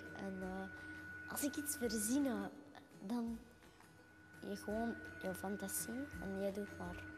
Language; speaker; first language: Dutch; early bilingual, other home language; Arabic